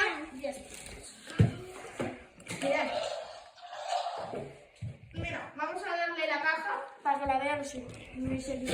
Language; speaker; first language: Spanish; native; Spanish